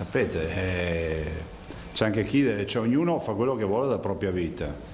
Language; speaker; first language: Italian; native; Italian